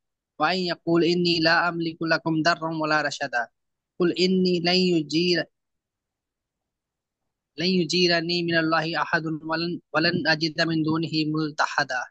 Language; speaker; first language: Arabic; non-native, learner; Urdu